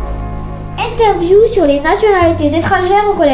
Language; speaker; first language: French; native; French